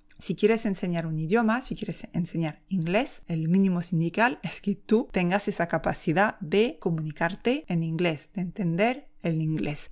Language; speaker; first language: Spanish; non-native, fluent; French